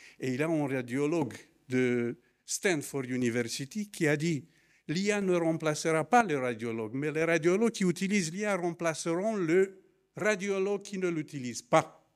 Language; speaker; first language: French; non-native, fluent; Romanian